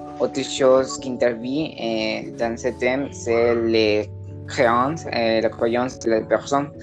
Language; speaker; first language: French; non-native, learner; Spanish